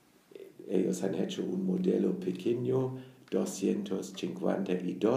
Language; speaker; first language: Spanish; non-native, fluent; German